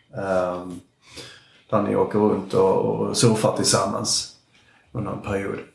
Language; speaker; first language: Swedish; native; Swedish